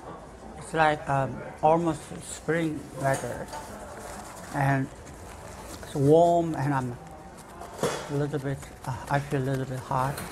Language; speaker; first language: English; non-native, fluent; Korean